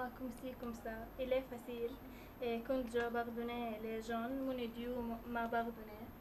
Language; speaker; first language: French; non-native, learner; Arabic